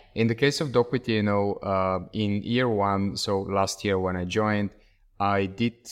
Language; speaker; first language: English; non-native, fluent; Bulgarian